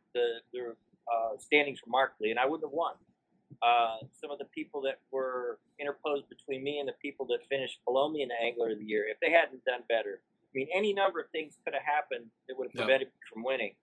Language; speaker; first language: English; native; English